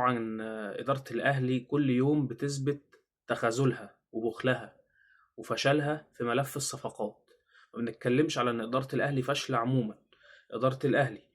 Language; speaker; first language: Arabic; native; Arabic